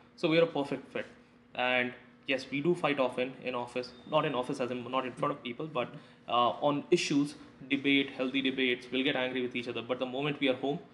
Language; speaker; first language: English; non-native, local second language; Hindi